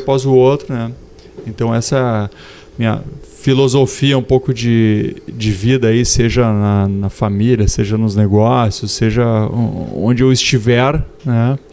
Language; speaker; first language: Portuguese; native; Portuguese